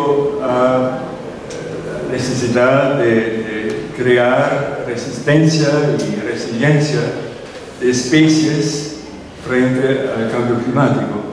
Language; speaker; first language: Spanish; non-native, fluent; German